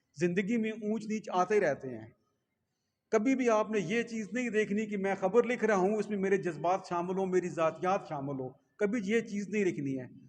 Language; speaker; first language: Urdu; non-native, local second language; Punjabi